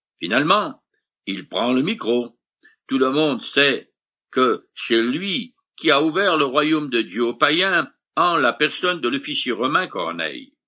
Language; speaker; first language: French; native; French